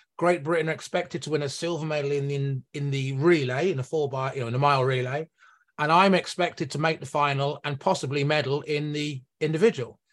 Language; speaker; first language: English; native; English